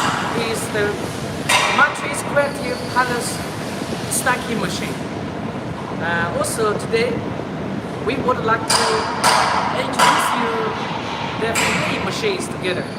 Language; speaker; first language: English; non-native, learner; Chinese